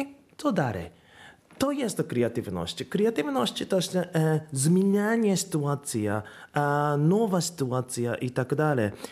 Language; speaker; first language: Polish; non-native, learner; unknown